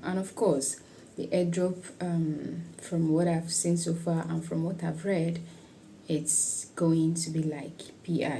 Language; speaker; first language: English; non-native, local second language; Igbo